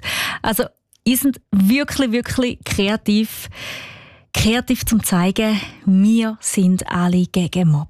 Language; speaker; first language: German; native; German